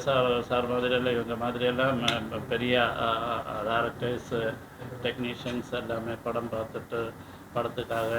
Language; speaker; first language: Tamil; non-native, learner; Malayalam